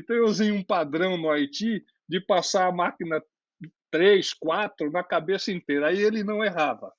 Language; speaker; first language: Portuguese; native; Portuguese